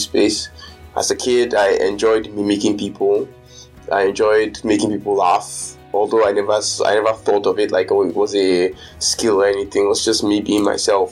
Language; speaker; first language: English; non-native, local second language; Yoruba